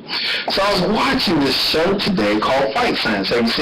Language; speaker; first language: English; native; English